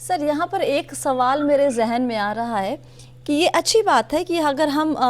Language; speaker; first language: Hindi; native; Hindi